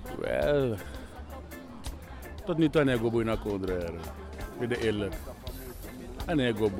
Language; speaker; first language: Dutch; non-native, local second language; Sranan Tongo